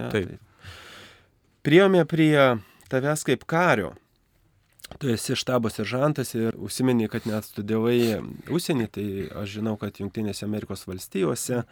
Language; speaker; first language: Lithuanian; native; Lithuanian